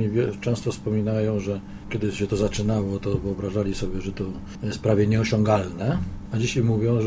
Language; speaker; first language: Polish; native; Polish